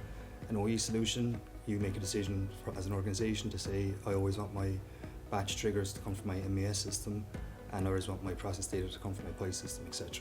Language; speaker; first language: English; native; English